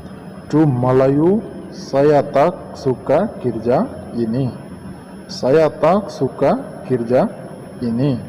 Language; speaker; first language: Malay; non-native, learner; Nepali